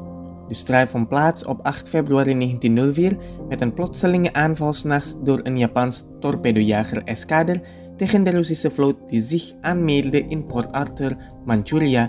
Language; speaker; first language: Dutch; non-native, fluent; Indonesian